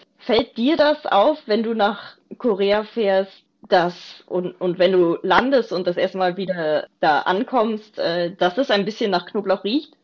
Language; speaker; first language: German; native; German